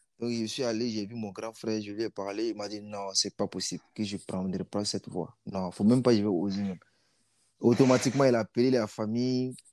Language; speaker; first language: French; non-native, local second language; Mossi